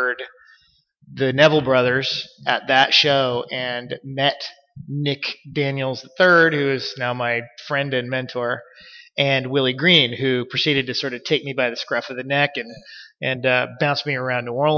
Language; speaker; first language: English; native; English